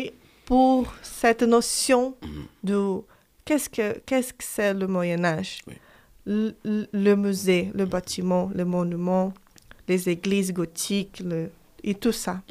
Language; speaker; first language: French; non-native, fluent; Portuguese